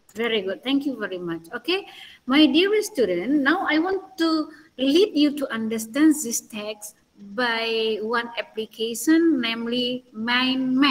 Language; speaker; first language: English; non-native, learner; Indonesian